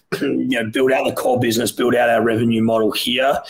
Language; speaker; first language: English; native; English